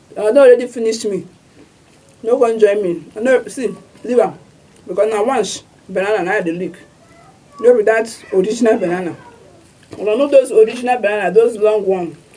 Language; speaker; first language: Nigerian Pidgin; non-native, local second language; Igbo